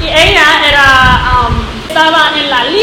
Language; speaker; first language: Spanish; non-native, learner; English